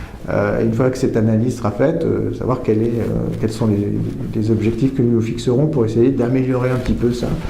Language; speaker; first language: French; native; French